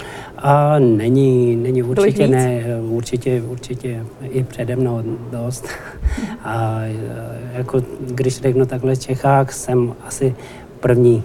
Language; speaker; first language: Czech; non-native, learner; Tibetan